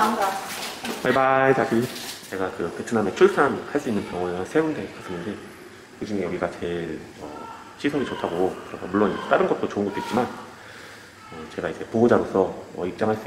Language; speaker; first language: Korean; native; Korean